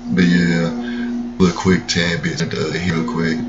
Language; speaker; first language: English; native; English